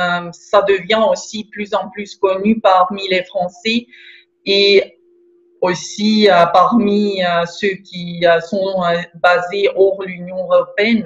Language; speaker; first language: French; non-native, fluent; Estonian